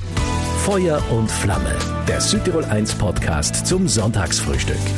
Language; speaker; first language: German; native; German